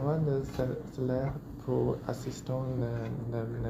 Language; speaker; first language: French; non-native, learner; Chinese